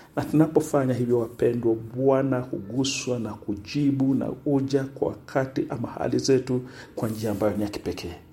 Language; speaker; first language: Swahili; non-native, local second language; Luyia